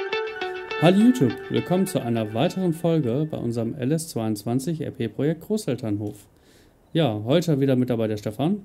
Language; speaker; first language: German; native; German